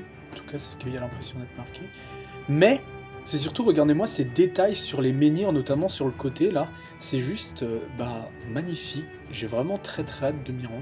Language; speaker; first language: French; native; French